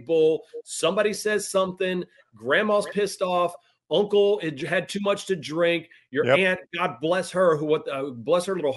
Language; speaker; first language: English; native; English